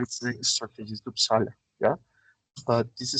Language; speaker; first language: English; non-native, learner; Spanish